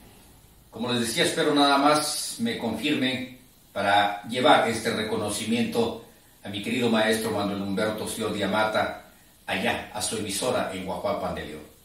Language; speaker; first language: Spanish; native; Spanish